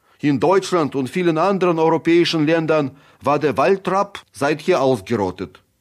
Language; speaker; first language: German; non-native, fluent; Russian